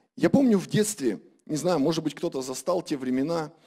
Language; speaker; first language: Russian; native; Russian